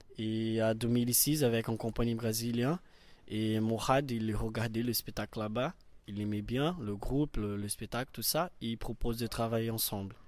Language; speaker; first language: French; non-native, learner; Portuguese